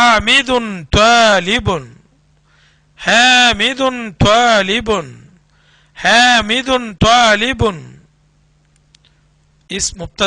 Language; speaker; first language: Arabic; non-native, fluent; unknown